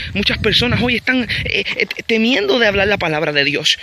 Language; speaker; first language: Spanish; native; Spanish